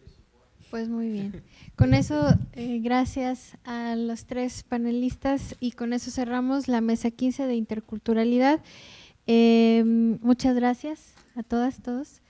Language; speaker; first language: Spanish; native; Spanish